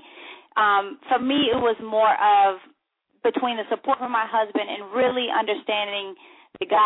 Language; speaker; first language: English; native; English